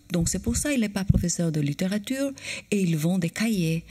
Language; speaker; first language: French; non-native, fluent; Albanian